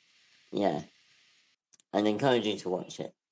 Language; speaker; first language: English; native; English